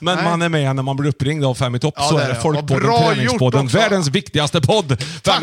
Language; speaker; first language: Swedish; native; Swedish